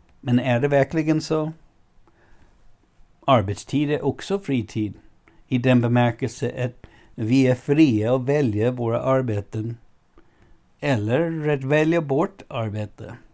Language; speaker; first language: Swedish; non-native, fluent; English